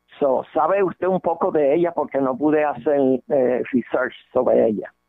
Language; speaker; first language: Spanish; early bilingual, heritage; Spanish